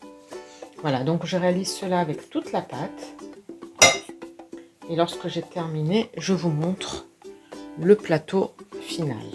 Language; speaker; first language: French; native; French